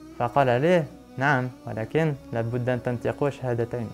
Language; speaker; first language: Arabic; non-native, learner; French